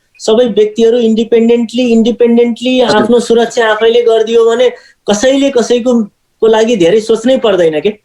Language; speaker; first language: Nepali; native; Nepali